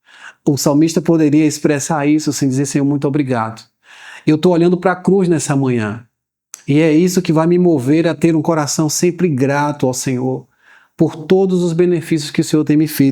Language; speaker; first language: Portuguese; native; Portuguese